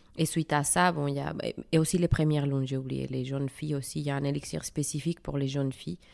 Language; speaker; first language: French; non-native, fluent; Spanish